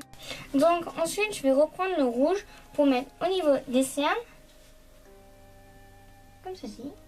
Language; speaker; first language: French; native; French